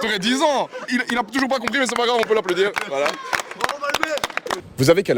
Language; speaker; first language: French; native; French